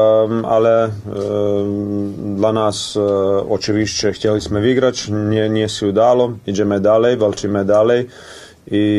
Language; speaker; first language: Polish; non-native, learner; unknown